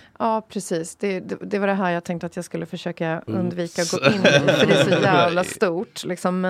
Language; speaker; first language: Swedish; non-native, fluent; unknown